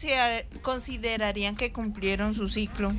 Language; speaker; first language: Spanish; native; Spanish